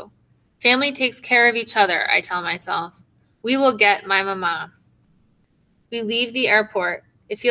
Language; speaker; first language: English; native; English